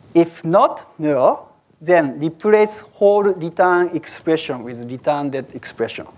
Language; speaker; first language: English; non-native, fluent; Japanese